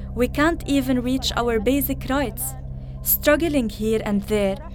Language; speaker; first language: English; early bilingual, other home language; Arabic